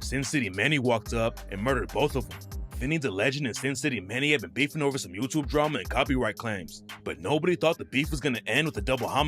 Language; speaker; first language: English; native; English